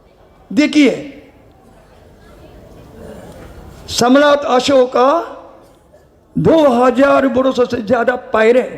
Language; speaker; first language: Hindi; non-native, learner; Japanese